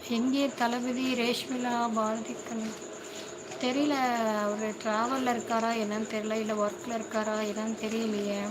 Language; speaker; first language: Tamil; non-native, local second language; Kannada